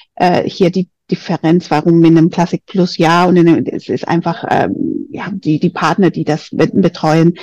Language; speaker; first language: German; non-native, fluent; Spanish